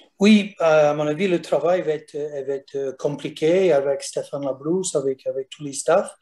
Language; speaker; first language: French; non-native, fluent; English